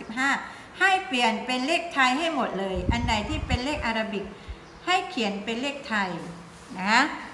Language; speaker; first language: Thai; non-native, local second language; Pattani Malay